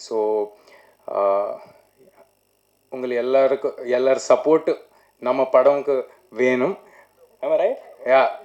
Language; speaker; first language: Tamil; non-native, learner; Telugu